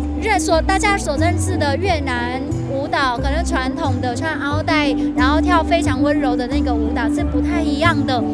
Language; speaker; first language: Chinese; non-native, fluent; Vietnamese